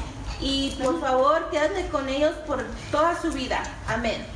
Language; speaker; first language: Spanish; early bilingual, heritage; Spanish